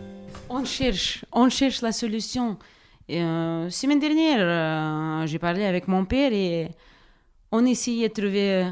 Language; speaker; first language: French; non-native, fluent; Russian